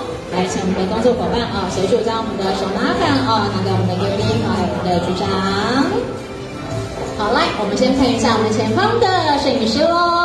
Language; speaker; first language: Chinese; native; Chinese